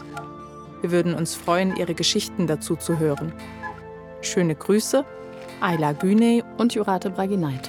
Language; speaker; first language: German; early bilingual, other home language; Turkish